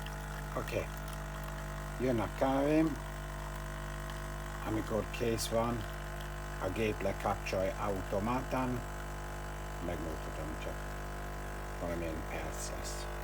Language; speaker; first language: Hungarian; non-native, learner; English